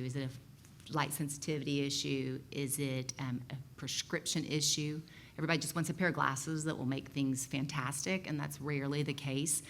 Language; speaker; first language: English; native; English